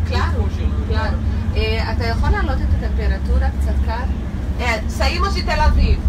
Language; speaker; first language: Portuguese; non-native, fluent; Hebrew